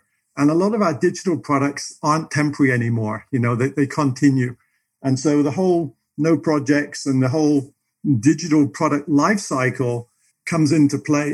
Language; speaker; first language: English; native; English